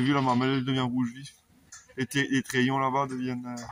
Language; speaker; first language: French; native; French